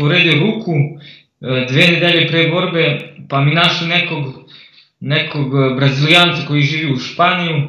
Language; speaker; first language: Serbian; early bilingual, heritage; Croatian